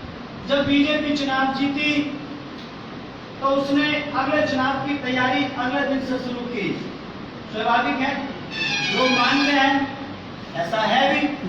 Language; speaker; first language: Hindi; native; Hindi